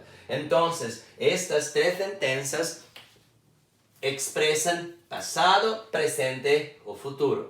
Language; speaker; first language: Spanish; non-native, fluent; Portuguese